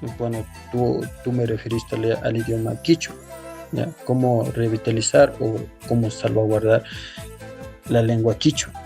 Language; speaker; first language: Spanish; non-native, local second language; Quechua